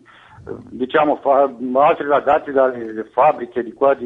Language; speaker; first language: Italian; non-native, fluent; Romanian